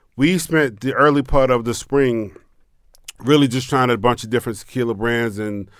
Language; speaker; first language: English; native; English